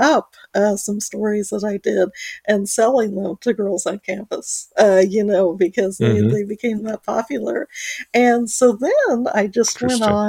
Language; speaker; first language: English; native; English